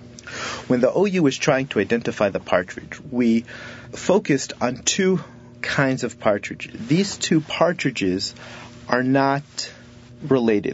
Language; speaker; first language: English; native; English